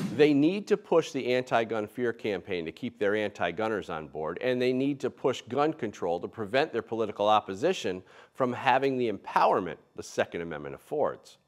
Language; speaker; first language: English; native; English